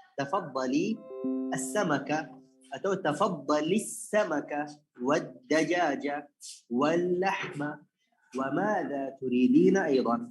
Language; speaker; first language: Arabic; non-native, fluent; Indonesian